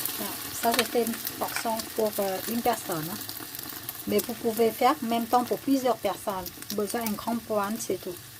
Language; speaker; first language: French; non-native, learner; Vietnamese